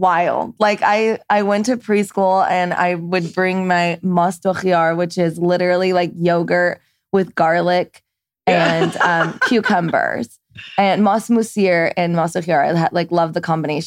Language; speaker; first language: English; early bilingual, other home language; Persian